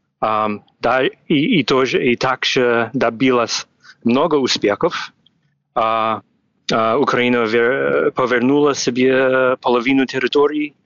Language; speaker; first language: Russian; non-native, fluent; English